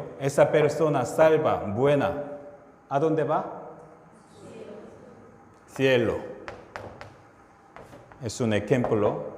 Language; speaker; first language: Spanish; non-native, fluent; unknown